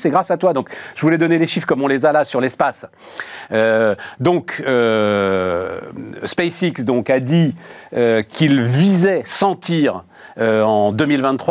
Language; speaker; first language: French; native; French